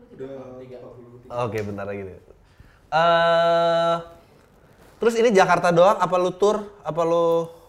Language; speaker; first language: Indonesian; native; Indonesian